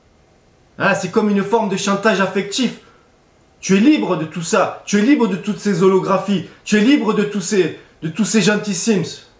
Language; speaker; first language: French; native; French